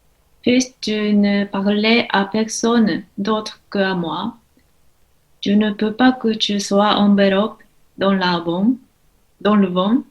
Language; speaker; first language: French; non-native, learner; Japanese